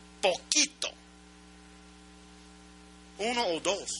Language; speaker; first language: Spanish; non-native, learner; English